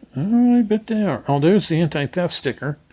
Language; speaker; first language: English; native; English